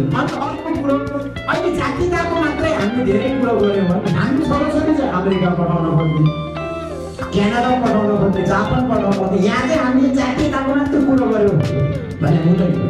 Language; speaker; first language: Nepali; non-native, local second language; Eastern Tamang